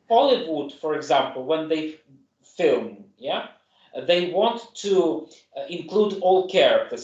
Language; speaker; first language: English; non-native, fluent; German